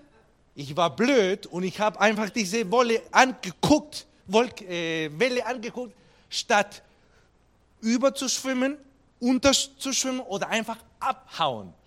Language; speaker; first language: German; non-native, fluent; Spanish